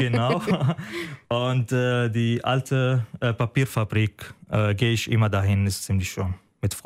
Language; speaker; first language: German; non-native, fluent; Arabic